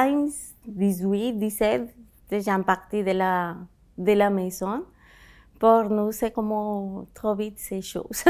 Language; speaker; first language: French; non-native, learner; Spanish